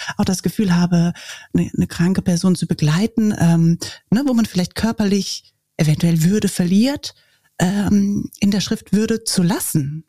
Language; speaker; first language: German; native; German